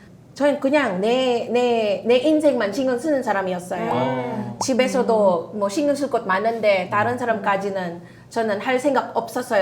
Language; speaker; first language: Korean; non-native, fluent; Filipino